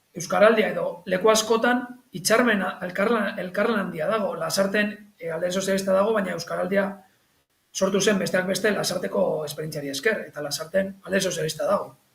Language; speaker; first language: Basque; non-native, local second language; Spanish